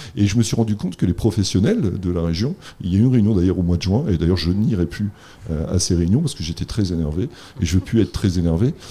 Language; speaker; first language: French; native; French